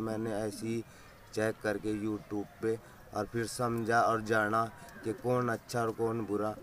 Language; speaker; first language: Hindi; native; Hindi